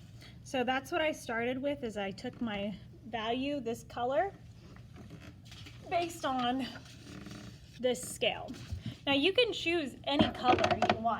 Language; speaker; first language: English; native; English